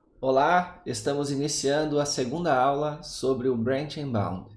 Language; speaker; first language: Portuguese; native; Portuguese